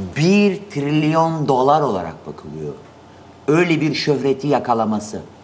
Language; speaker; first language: Turkish; native; Turkish